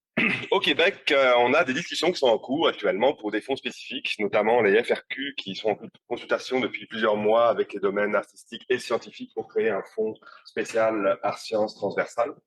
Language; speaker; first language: French; native; French